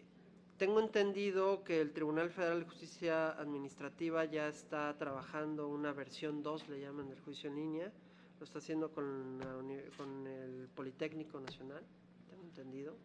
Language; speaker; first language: Spanish; native; Spanish